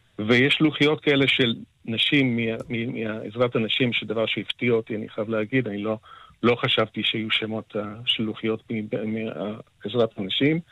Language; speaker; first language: Hebrew; non-native, fluent; English